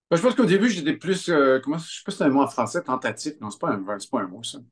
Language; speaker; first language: French; native; French